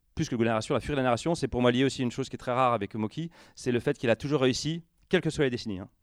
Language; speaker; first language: French; native; French